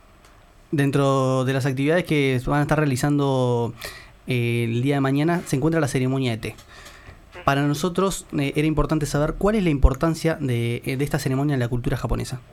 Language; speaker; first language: Spanish; native; Spanish